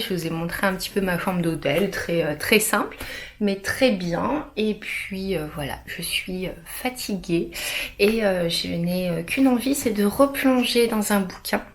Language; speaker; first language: French; native; French